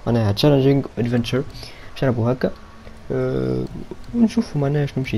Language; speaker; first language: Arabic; native; Arabic